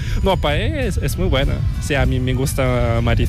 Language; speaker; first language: Spanish; non-native, fluent; Korean